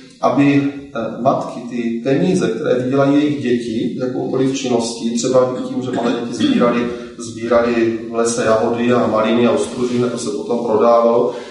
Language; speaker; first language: Czech; native; Czech